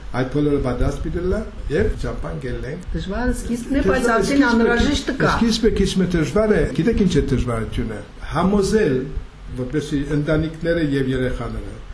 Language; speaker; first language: Armenian; early bilingual, heritage; Armenian